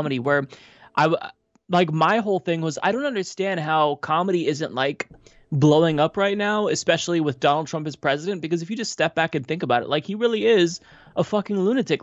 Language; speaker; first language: English; native; English